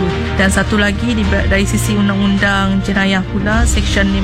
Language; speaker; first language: Malay; native; Malay